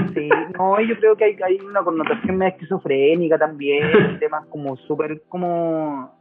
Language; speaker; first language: Spanish; native; Spanish